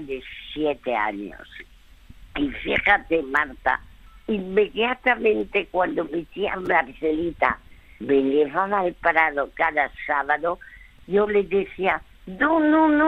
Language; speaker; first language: Spanish; early bilingual, other home language; French